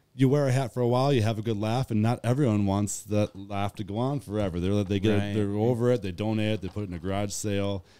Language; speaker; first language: English; native; English